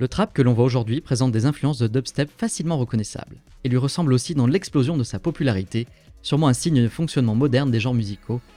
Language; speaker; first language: French; native; French